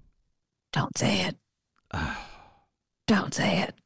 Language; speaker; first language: English; native; English